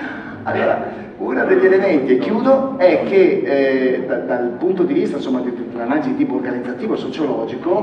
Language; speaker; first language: Italian; native; Italian